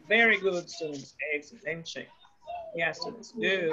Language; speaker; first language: English; non-native, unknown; Spanish